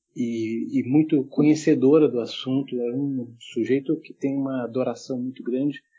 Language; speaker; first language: Portuguese; early bilingual, heritage; German